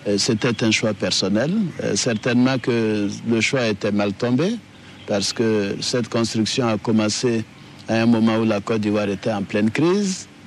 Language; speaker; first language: French; non-native, local second language; Dyula